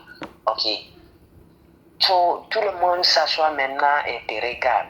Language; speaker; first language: French; non-native, fluent; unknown